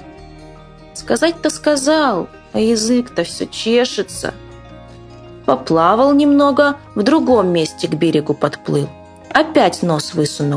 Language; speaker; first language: Russian; native; Russian